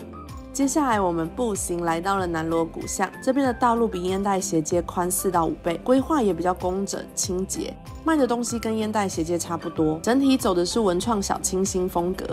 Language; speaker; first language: Chinese; native; Chinese